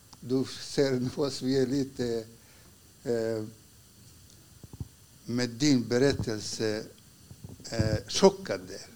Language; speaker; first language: Swedish; non-native, fluent; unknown